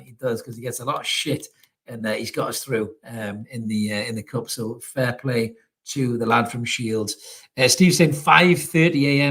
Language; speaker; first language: English; native; English